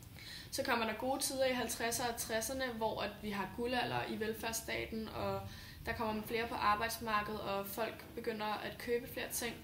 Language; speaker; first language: Danish; native; Danish